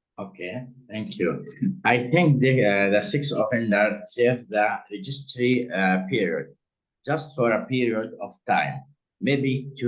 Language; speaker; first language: English; non-native, learner; Arabic